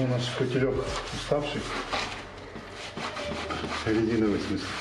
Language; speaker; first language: Russian; native; Russian